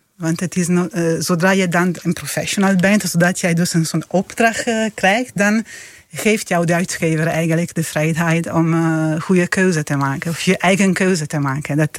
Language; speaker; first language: Dutch; non-native, fluent; Italian